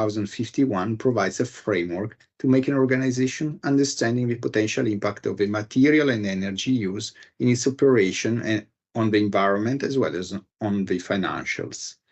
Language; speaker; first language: English; non-native, fluent; Italian